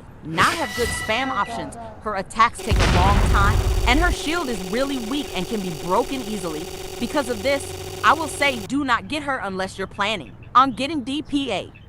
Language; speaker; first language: English; native; English